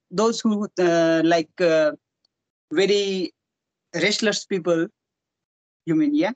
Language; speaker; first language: English; non-native, local second language; Hindi